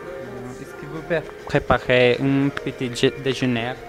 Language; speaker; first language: French; non-native, learner; Spanish